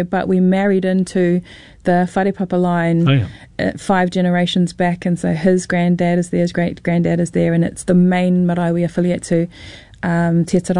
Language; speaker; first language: English; non-native, local second language; Māori